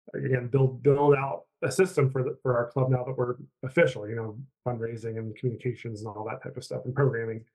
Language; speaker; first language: English; native; English